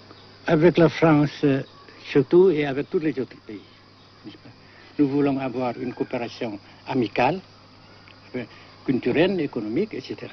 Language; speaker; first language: French; non-native, fluent; Vietnamese